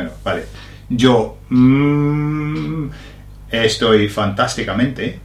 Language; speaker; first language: Spanish; non-native, fluent; English